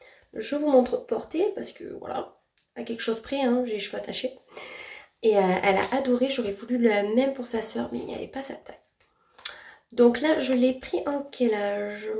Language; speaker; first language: French; native; French